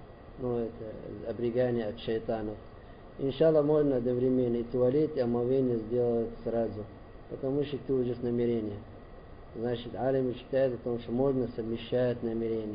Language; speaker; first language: Russian; non-native, learner; Arabic